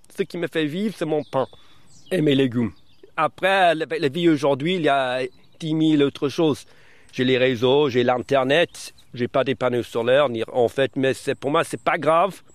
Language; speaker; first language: French; early bilingual, other home language; English